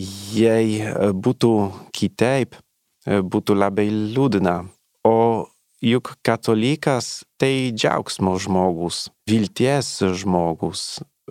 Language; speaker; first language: Lithuanian; non-native, learner; Polish